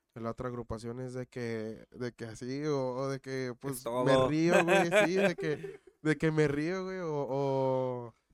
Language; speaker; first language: Spanish; native; Spanish